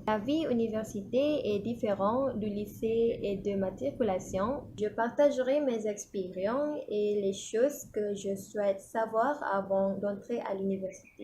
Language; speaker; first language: French; non-native, learner; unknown